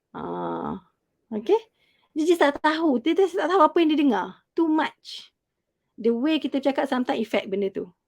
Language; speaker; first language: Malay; native; Malay